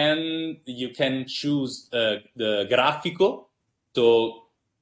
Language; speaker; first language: English; non-native, fluent; Italian